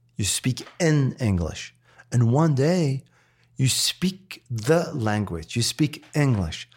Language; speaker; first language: English; non-native, fluent; Arabic